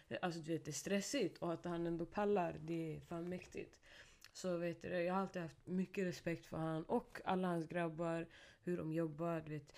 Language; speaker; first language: Swedish; early bilingual, other home language; Somali